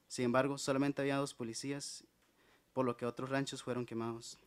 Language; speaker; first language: Spanish; native; Spanish